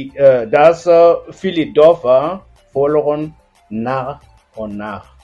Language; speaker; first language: German; non-native, learner; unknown